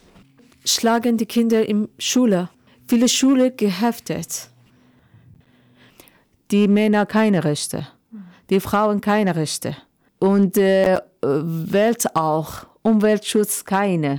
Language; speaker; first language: German; non-native, learner; Persian